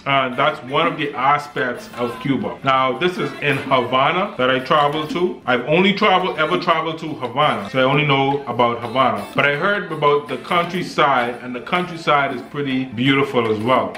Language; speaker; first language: English; native; English